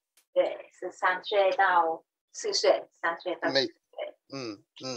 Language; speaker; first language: Chinese; non-native, learner; Vietnamese